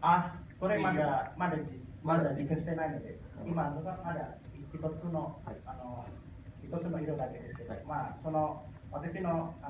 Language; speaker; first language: Japanese; non-native, learner; Indonesian